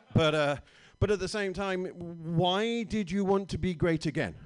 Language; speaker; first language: English; native; English